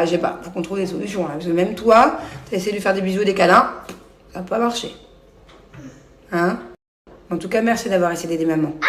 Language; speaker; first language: French; native; French